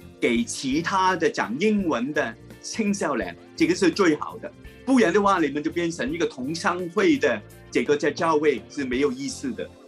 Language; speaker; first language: Chinese; non-native, local second language; Cantonese